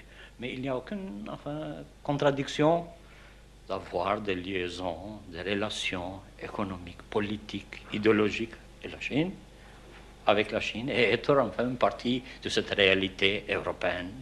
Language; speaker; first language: French; non-native, fluent; Albanian